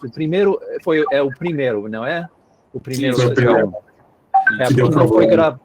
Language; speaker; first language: Portuguese; non-native, fluent; English